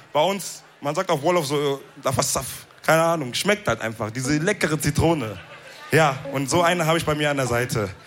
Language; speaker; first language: German; early bilingual, other home language; Wolof